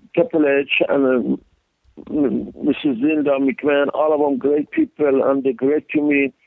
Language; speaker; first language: English; non-native, learner; Persian